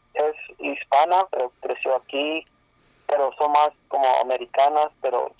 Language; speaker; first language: Spanish; early bilingual, other home language; English